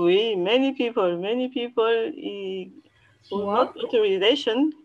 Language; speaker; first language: English; non-native, learner; French